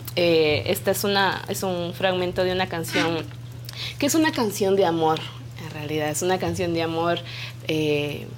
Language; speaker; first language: Spanish; non-native, local second language; Kaqchikel